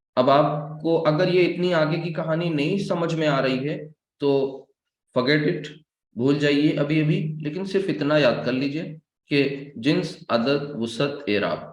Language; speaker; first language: Urdu; native; Urdu